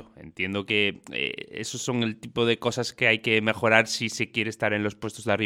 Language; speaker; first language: Spanish; native; Spanish